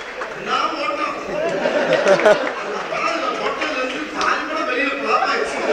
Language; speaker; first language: Tamil; native; Tamil